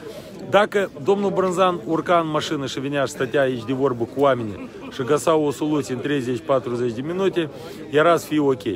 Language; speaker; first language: Romanian; non-native, local second language; Russian